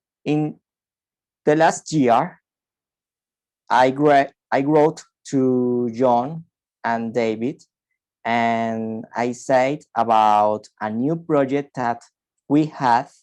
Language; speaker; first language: English; non-native, fluent; Spanish